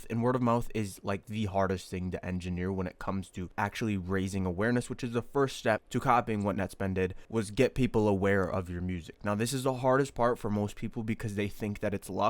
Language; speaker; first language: English; native; English